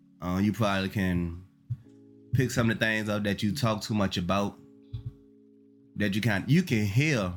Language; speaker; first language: English; native; English